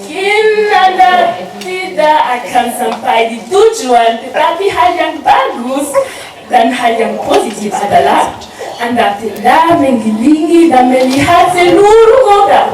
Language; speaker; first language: Indonesian; non-native, learner; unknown